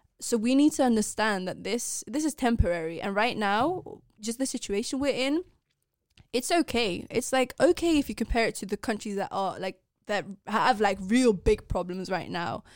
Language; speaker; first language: English; non-native, fluent; Persian